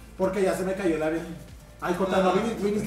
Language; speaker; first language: Spanish; native; Spanish